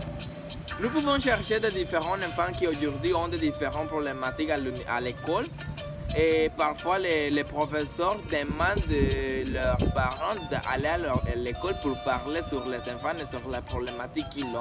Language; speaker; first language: French; non-native, learner; Spanish